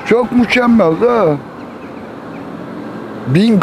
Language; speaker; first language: Turkish; native; Turkish